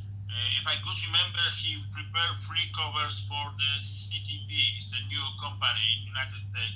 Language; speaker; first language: English; non-native, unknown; Polish